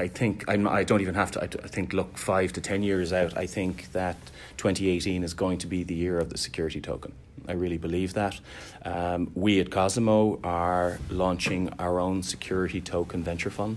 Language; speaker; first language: English; native; English